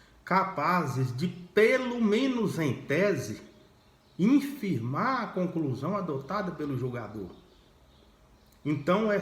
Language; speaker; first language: Portuguese; native; Portuguese